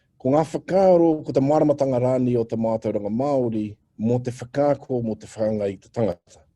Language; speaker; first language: Māori; non-native, local second language; English